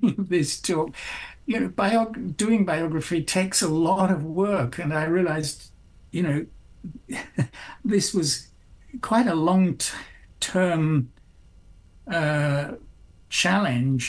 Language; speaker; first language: English; native; English